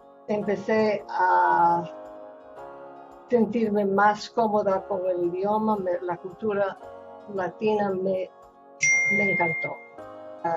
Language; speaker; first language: Spanish; non-native, fluent; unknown